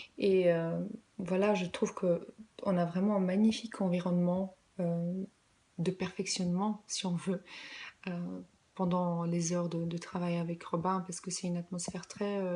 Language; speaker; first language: French; non-native, fluent; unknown